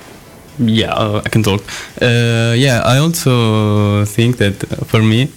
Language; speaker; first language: English; non-native, learner; Italian